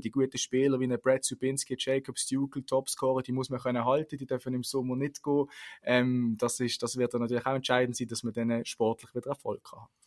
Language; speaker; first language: German; native; German